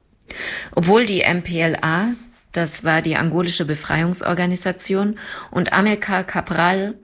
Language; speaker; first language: German; native; German